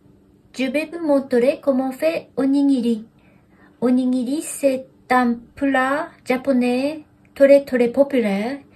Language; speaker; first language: French; non-native, learner; Japanese